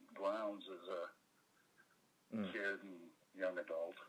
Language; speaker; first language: English; native; English